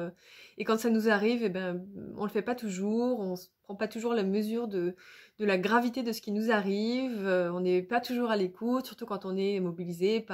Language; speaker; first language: French; native; French